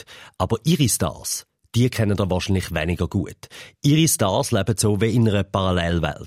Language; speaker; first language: German; native; German